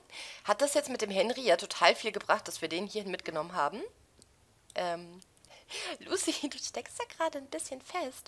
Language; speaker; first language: German; native; German